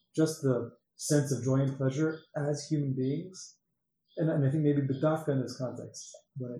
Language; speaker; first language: English; native; English